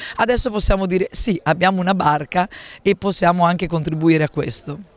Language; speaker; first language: Italian; native; Italian